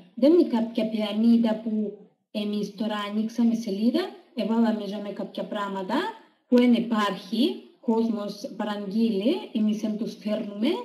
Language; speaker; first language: Greek; non-native, learner; Russian